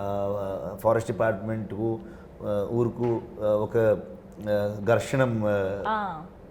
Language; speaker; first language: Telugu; non-native, learner; Kannada